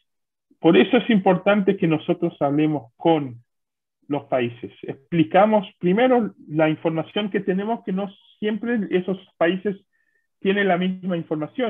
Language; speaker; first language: Spanish; non-native, fluent; Hebrew